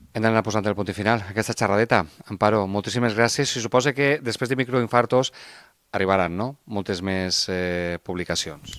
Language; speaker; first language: Catalan; native; Catalan